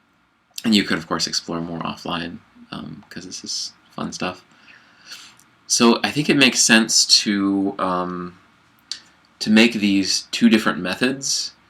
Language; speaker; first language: English; native; English